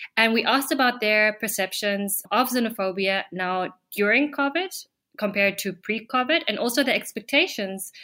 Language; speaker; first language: English; non-native, fluent; German